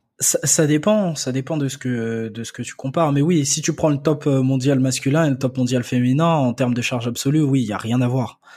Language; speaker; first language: French; early bilingual, other home language; Akan